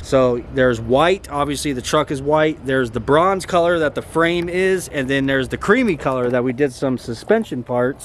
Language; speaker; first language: English; native; English